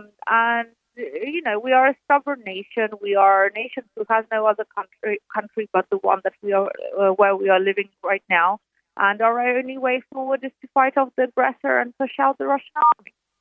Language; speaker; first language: English; non-native, fluent; Ukrainian